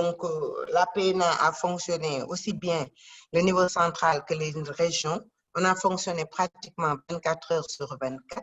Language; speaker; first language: French; non-native, local second language; Wolof